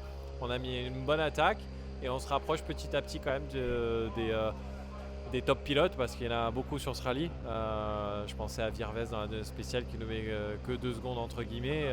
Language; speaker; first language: French; native; French